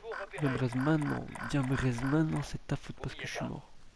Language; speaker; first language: French; native; French